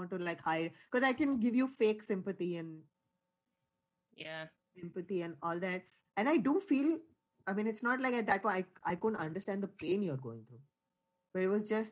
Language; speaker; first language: English; non-native, local second language; Hindi